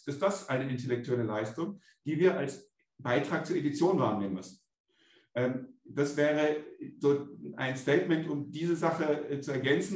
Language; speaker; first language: German; native; German